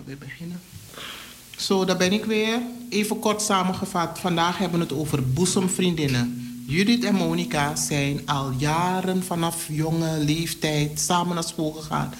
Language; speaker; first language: Dutch; native; Dutch